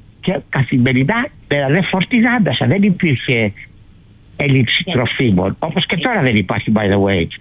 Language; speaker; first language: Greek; early bilingual, heritage; Greek